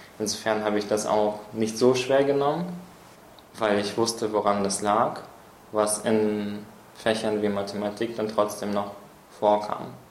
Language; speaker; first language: German; early bilingual, other home language; Russian